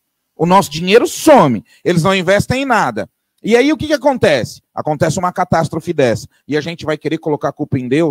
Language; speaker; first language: Portuguese; native; Portuguese